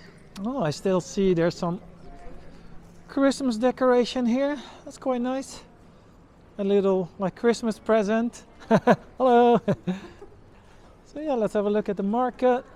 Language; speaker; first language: English; non-native, fluent; Dutch